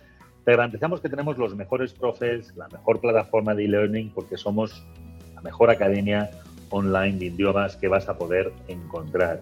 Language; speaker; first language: Spanish; native; Spanish